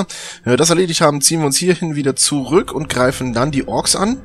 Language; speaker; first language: German; native; German